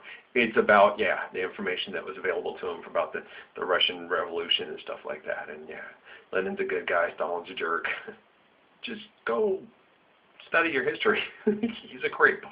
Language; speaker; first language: English; native; English